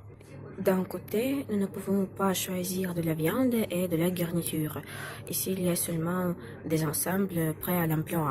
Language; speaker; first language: French; non-native, fluent; Russian